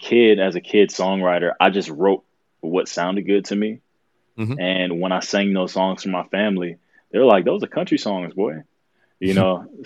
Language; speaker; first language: English; native; English